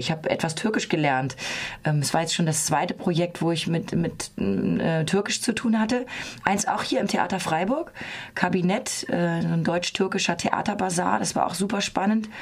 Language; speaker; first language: German; native; German